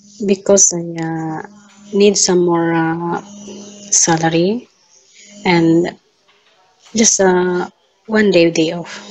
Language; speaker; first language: English; non-native, learner; Filipino